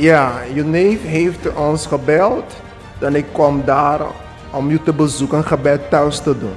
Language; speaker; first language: Dutch; non-native, fluent; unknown